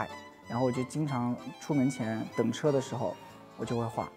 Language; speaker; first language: Chinese; native; Chinese